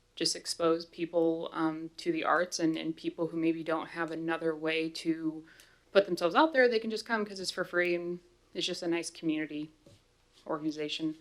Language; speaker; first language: English; native; English